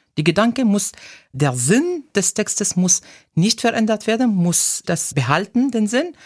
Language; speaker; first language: German; non-native, fluent; Arabic